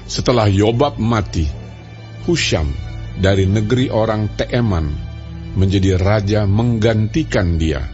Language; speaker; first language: Indonesian; native; Indonesian